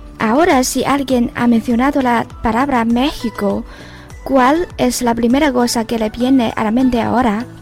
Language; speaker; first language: Spanish; non-native, fluent; Chinese